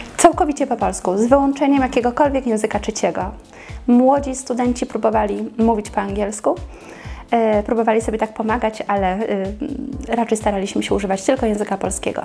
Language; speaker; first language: Polish; native; Polish